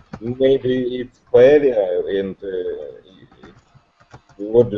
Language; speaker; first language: English; non-native, learner; Russian